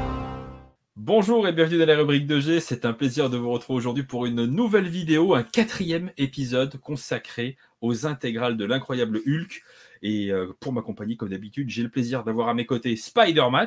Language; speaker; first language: French; native; French